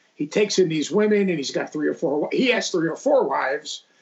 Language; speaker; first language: English; native; English